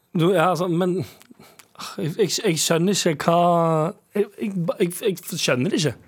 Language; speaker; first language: Norwegian; early bilingual, other home language; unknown